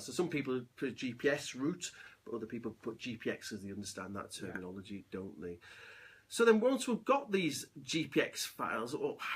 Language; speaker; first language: English; native; English